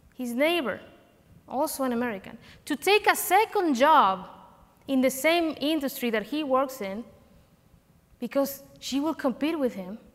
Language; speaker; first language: English; non-native, fluent; Spanish